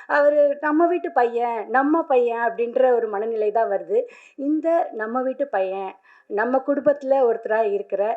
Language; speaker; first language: Tamil; native; Tamil